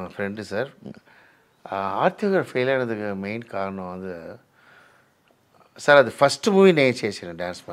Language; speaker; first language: Telugu; non-native, local second language; Tamil